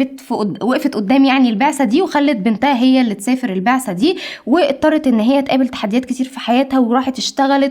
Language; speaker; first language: Arabic; native; Arabic